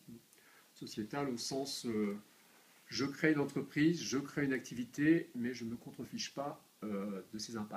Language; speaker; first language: French; native; French